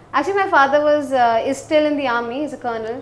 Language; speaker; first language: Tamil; non-native, learner; Hindi